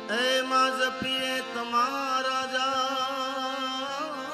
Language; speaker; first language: Gujarati; native; Gujarati